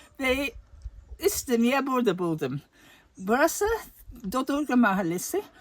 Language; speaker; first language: Turkish; non-native, learner; English